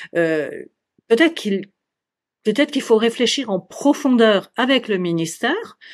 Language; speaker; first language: French; native; French